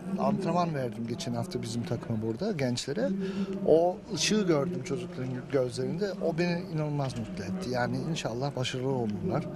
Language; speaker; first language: Turkish; early bilingual, heritage; Turkish